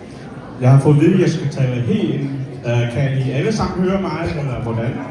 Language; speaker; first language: Danish; early bilingual, other home language; Vietnamese